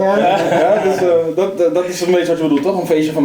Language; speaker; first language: Dutch; native; Dutch